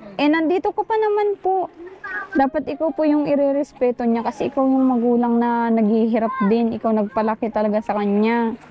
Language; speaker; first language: Filipino; native; Filipino